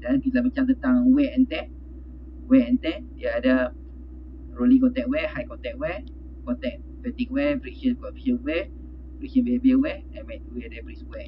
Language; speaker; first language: English; non-native, local second language; Malay